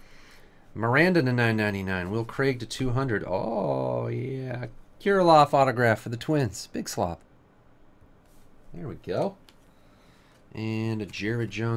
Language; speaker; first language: English; native; English